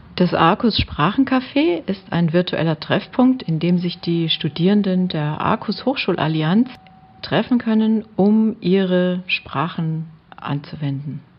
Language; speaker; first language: German; non-native, local second language; Swiss German